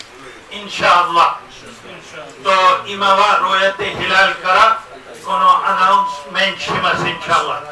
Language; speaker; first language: Japanese; non-native, learner; Urdu